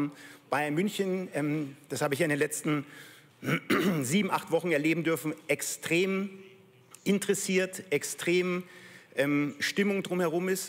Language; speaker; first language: German; native; German